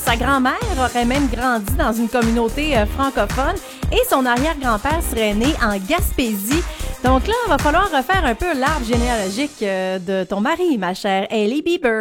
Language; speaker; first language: French; native; French